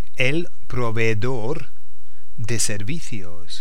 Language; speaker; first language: Spanish; non-native, learner; English